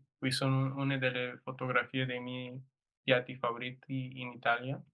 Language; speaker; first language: Italian; non-native, learner; English